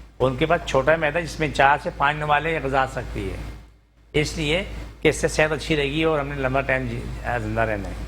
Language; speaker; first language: Urdu; non-native, local second language; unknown